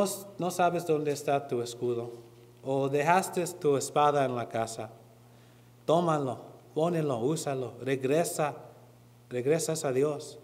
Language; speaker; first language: Spanish; non-native, learner; English